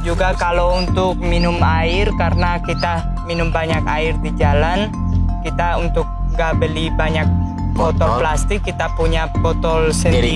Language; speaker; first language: Indonesian; non-native, fluent; Spanish